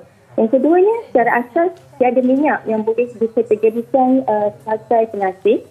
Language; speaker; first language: Malay; native; Malay